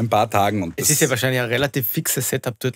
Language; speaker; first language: German; native; German